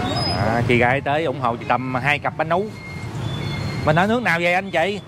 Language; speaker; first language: Vietnamese; native; Vietnamese